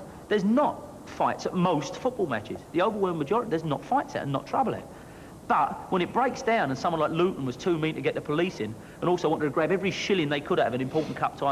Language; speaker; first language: English; native; English